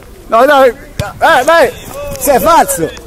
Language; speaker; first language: Italian; native; Italian